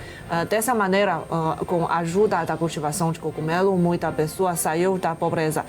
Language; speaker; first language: Portuguese; non-native, fluent; Chinese